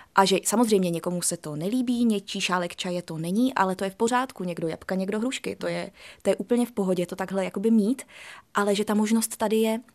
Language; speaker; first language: Czech; native; Czech